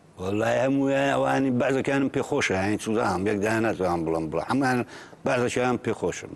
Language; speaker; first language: Central Kurdish; native; Central Kurdish